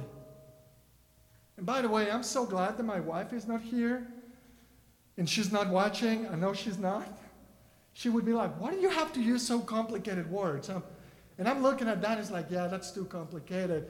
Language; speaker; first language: English; non-native, fluent; Spanish